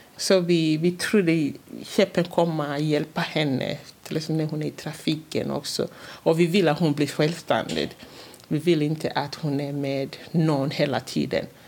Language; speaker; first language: Swedish; non-native, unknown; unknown